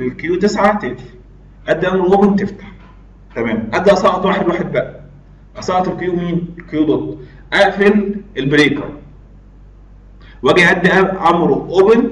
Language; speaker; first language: Arabic; native; Arabic